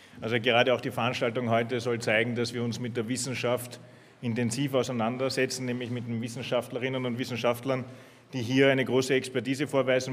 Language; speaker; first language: German; native; German